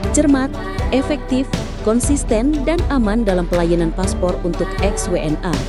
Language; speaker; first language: Indonesian; native; Indonesian